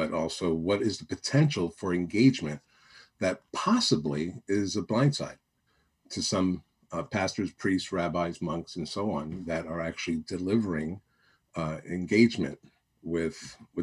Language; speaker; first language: English; native; English